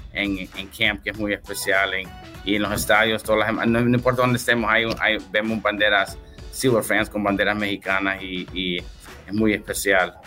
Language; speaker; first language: Spanish; early bilingual, heritage; English